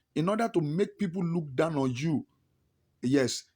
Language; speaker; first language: English; non-native, local second language; Yoruba